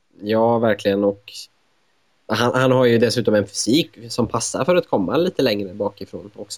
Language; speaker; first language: Swedish; native; Swedish